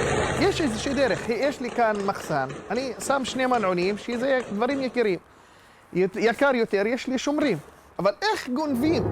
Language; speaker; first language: Hebrew; non-native, local second language; Arabic